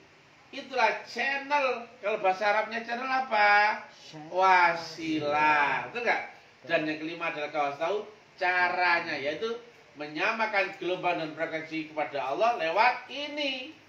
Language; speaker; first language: Indonesian; native; Indonesian